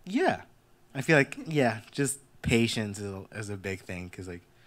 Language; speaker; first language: English; early bilingual, other home language; Spanish